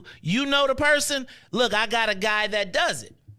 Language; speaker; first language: English; native; English